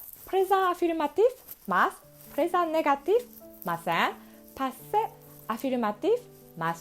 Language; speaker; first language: French; non-native, fluent; Japanese